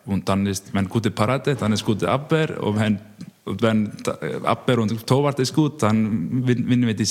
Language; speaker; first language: German; non-native, learner; Icelandic